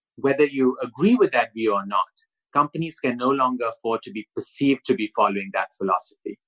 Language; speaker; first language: English; non-native, local second language; Urdu